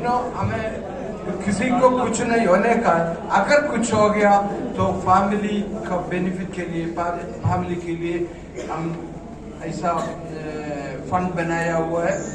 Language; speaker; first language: Hindi; non-native, local second language; Malayalam